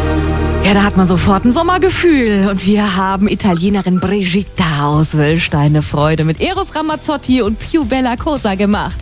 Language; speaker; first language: German; native; German